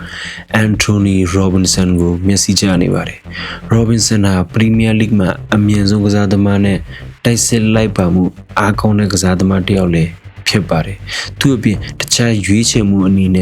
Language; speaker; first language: Burmese; native; Burmese